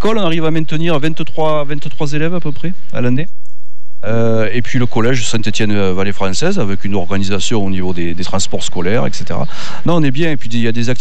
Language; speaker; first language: French; native; French